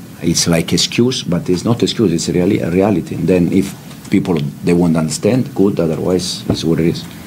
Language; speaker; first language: English; non-native, fluent; Italian